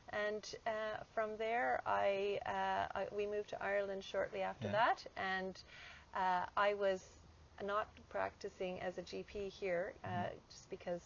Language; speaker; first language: English; native; English